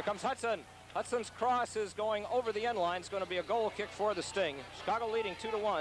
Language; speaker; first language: English; native; English